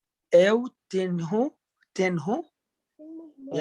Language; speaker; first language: Portuguese; non-native, learner; Arabic